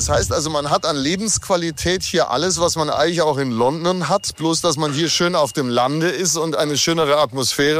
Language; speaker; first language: German; native; German